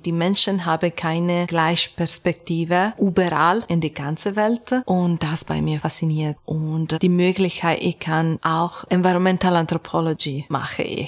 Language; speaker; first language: German; non-native, learner; Italian